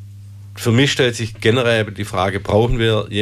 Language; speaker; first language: German; native; German